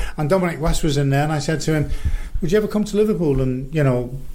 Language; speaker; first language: English; native; English